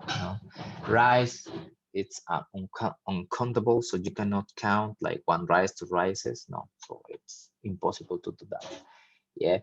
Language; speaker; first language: English; non-native, fluent; Spanish